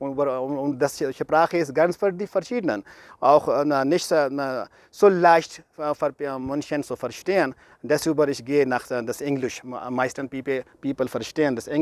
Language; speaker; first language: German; non-native, learner; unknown